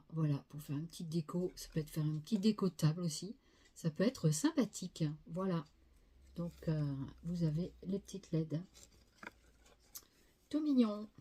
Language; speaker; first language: French; native; French